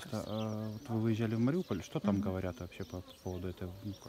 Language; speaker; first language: Russian; native; Russian